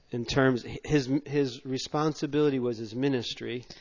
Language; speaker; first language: English; native; English